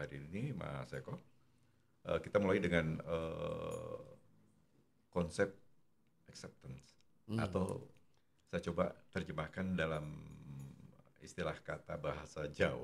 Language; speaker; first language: Indonesian; non-native, local second language; Javanese